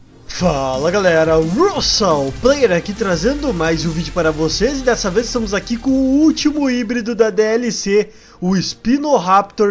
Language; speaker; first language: Portuguese; native; Portuguese